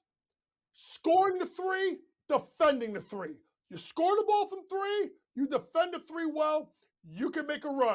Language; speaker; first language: English; native; English